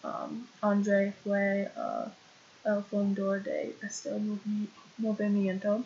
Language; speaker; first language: Spanish; non-native, learner; English